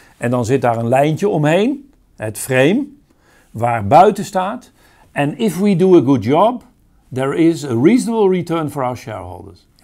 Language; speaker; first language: Dutch; native; Dutch